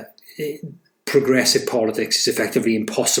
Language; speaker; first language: English; native; English